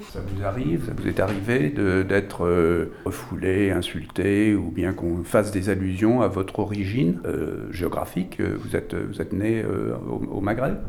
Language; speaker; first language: French; native; French